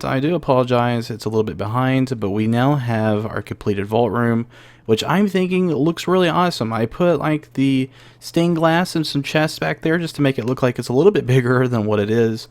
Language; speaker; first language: English; native; English